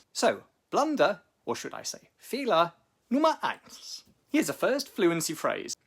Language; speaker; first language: English; native; English